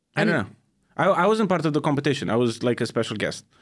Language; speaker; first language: English; non-native, fluent; Romanian